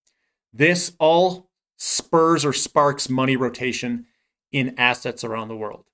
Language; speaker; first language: English; native; English